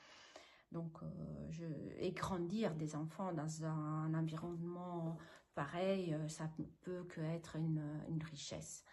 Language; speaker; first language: French; non-native, fluent; Italian